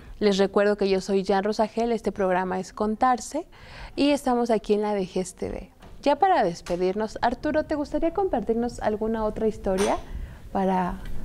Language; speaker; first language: Spanish; native; Spanish